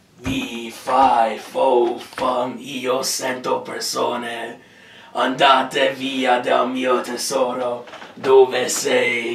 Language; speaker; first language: Italian; non-native, learner; English